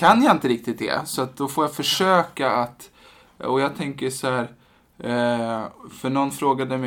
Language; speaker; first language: Swedish; native; Swedish